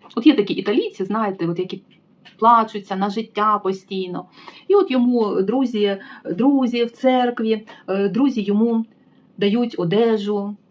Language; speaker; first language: Ukrainian; native; Ukrainian